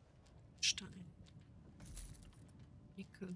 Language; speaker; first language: German; native; German